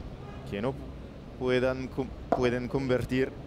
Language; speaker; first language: Spanish; non-native, learner; French